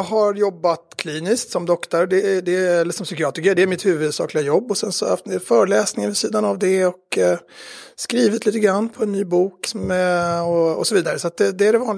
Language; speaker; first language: Swedish; native; Swedish